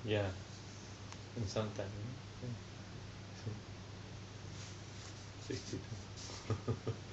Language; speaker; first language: English; non-native, learner; German